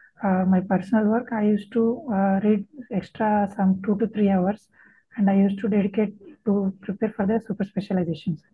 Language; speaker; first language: English; non-native, local second language; Telugu